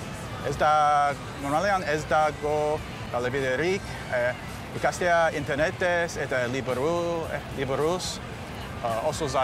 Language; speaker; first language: Basque; non-native, learner; English